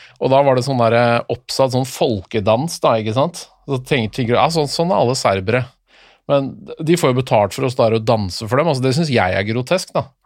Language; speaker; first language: Norwegian; native; Norwegian